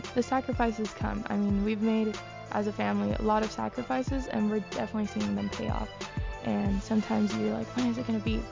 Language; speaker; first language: English; early bilingual, other home language; Spanish